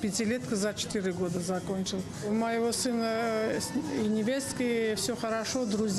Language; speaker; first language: Russian; non-native, local second language; Armenian